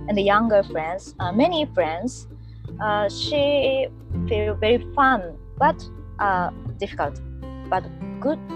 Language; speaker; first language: English; non-native, learner; Japanese